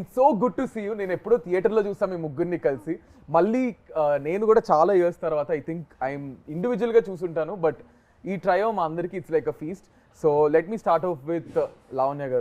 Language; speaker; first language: Telugu; native; Telugu